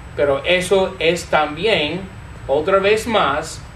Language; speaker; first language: Spanish; non-native, fluent; English